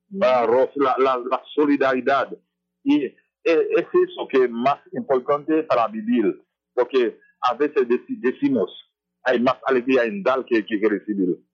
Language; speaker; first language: Spanish; non-native, fluent; Haitian Creole